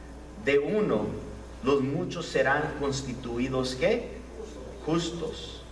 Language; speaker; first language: Spanish; native; Spanish